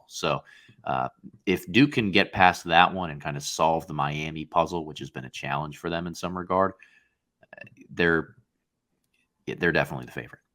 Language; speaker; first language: English; native; English